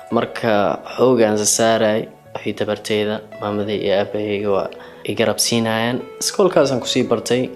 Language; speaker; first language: Somali; early bilingual, heritage; Somali